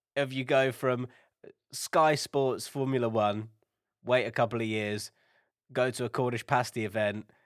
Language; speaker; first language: English; native; English